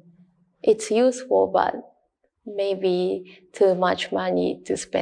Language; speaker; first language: English; non-native, learner; Japanese